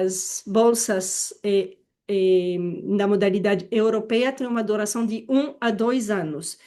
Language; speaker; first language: Portuguese; non-native, fluent; French